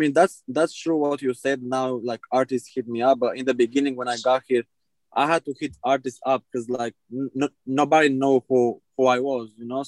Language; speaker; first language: English; non-native, fluent; Albanian